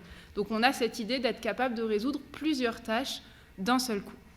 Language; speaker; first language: French; native; French